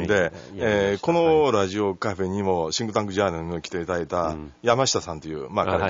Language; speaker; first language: Japanese; native; Japanese